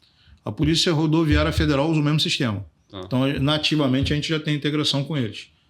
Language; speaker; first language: Portuguese; native; Portuguese